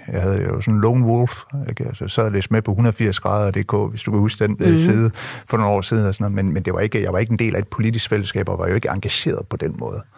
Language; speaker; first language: Danish; early bilingual, other home language; French